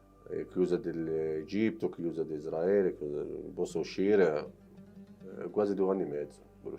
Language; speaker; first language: Italian; non-native, learner; Arabic